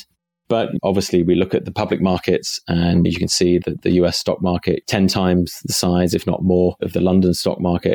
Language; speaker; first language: English; native; English